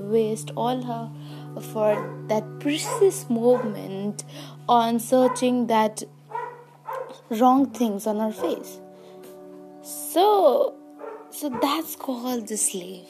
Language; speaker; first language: English; non-native, local second language; Nepali